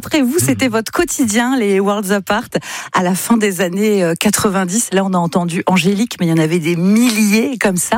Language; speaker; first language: French; native; French